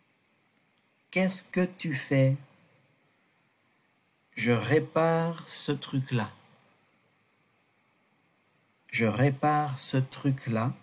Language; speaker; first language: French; non-native, fluent; Tibetan